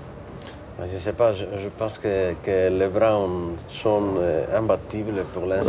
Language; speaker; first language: French; non-native, fluent; Spanish